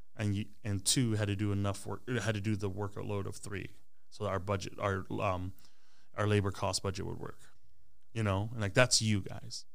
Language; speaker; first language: English; early bilingual, other home language; Hmong